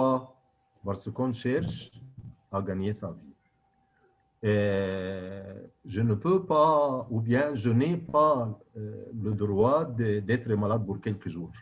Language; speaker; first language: French; non-native, fluent; Arabic